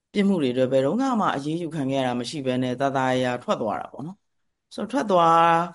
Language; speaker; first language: Burmese; native; Burmese